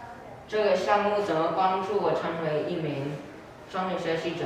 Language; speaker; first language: Chinese; non-native, learner; English